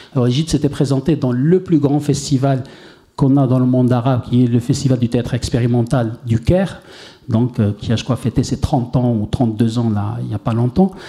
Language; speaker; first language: French; non-native, local second language; Arabic